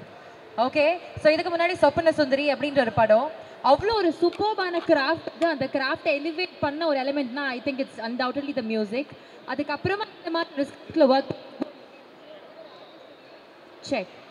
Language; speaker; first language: Tamil; native; Tamil